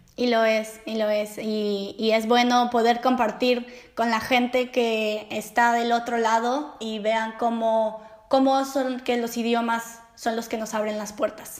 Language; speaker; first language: Spanish; native; Spanish